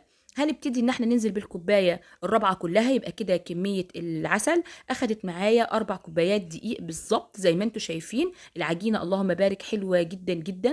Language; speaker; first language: Arabic; native; Arabic